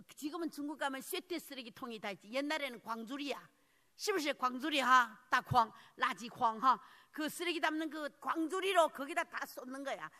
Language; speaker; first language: Korean; early bilingual, heritage; Korean